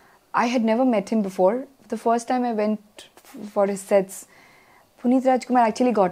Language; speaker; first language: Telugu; non-native, local second language; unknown